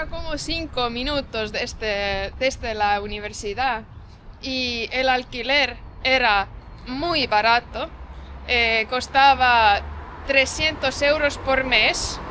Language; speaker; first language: Spanish; non-native, fluent; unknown